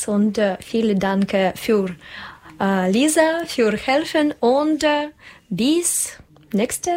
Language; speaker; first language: German; non-native, learner; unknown